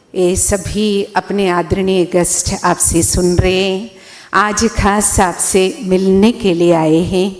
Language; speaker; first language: Hindi; non-native, local second language; Malayalam